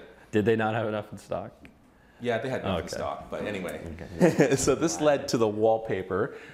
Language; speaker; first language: English; native; English